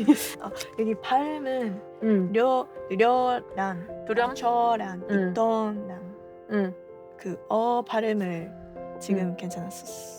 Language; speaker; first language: Korean; non-native, fluent; Japanese